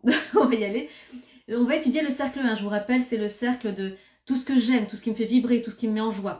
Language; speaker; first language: French; native; French